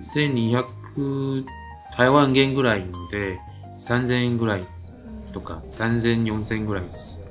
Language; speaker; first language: Japanese; non-native, fluent; Chinese